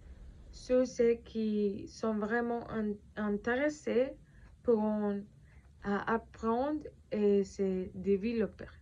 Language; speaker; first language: French; non-native, fluent; Spanish